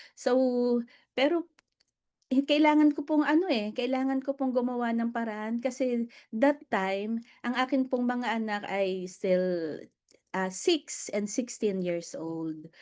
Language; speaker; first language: Filipino; native; Filipino